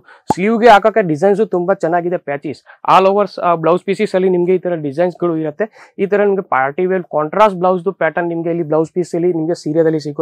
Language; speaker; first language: Kannada; non-native, fluent; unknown